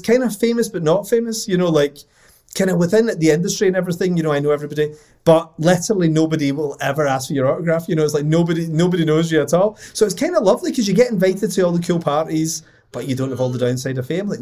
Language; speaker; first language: English; native; English